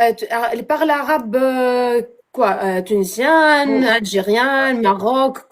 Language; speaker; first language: French; non-native, learner; Arabic